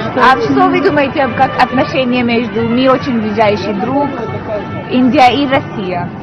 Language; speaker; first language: Russian; non-native, learner; Hindi